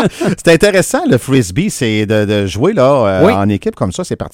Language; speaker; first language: French; native; French